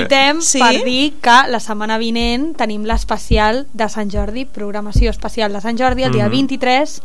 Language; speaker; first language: Catalan; native; Catalan